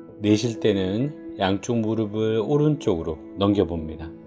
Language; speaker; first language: Korean; native; Korean